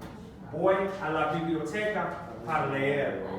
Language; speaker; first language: Spanish; non-native, fluent; English